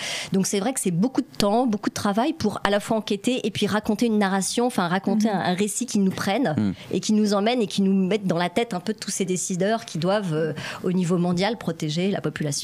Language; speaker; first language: French; native; French